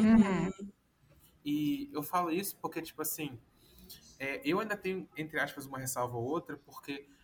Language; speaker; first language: Portuguese; native; Portuguese